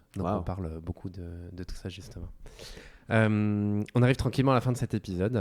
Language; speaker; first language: French; native; French